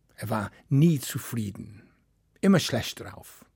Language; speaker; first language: German; non-native, fluent; English